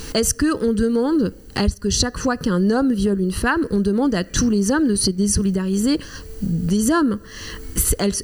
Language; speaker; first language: French; non-native, local second language; Kinyarwanda